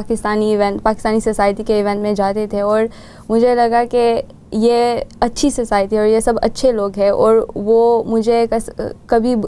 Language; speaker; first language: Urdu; non-native, learner; Gujarati